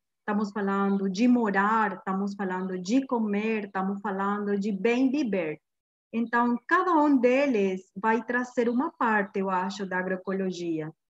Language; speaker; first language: Portuguese; non-native, fluent; Guarani